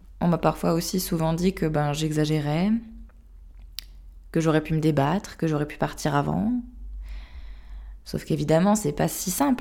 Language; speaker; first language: French; native; French